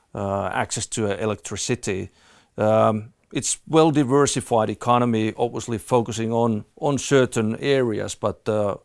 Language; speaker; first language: English; non-native, fluent; Finnish